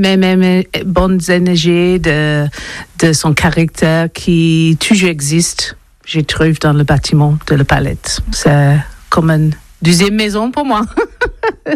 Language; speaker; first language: French; non-native, learner; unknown